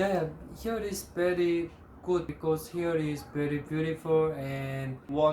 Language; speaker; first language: English; non-native, learner; Korean